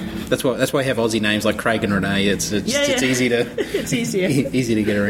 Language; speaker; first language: English; native; English